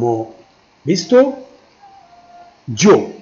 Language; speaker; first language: Spanish; non-native, fluent; Arabic